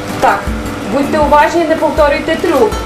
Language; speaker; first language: Ukrainian; native; Ukrainian